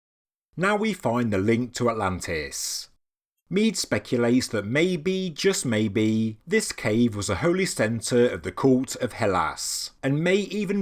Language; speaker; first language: English; native; English